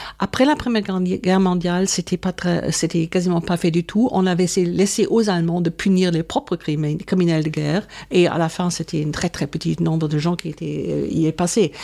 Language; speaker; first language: French; non-native, fluent; German